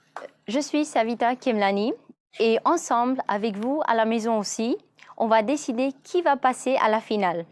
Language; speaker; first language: French; non-native, fluent; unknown